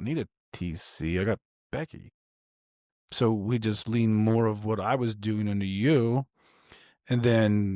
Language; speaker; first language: English; native; English